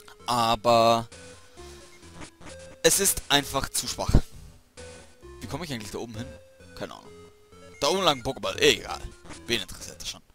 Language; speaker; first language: German; native; German